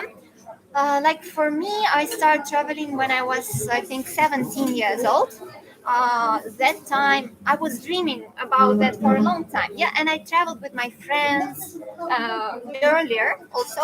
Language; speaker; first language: English; non-native, fluent; Russian